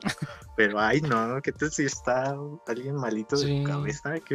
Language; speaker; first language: Spanish; native; Spanish